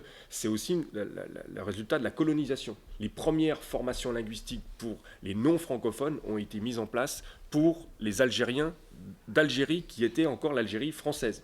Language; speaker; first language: French; native; French